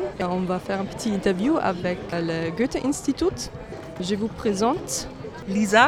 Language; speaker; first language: French; non-native, learner; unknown